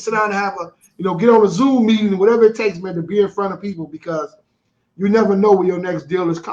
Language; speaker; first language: English; native; English